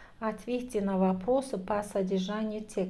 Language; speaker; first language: Russian; non-native, fluent; Azerbaijani